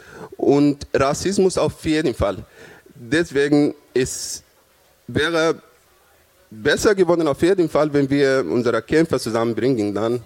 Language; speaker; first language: German; non-native, fluent; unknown